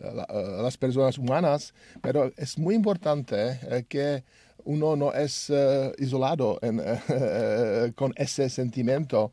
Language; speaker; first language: Spanish; non-native, learner; Czech